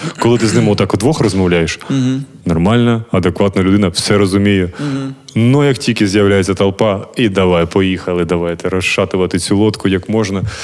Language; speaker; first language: Ukrainian; non-native, local second language; Russian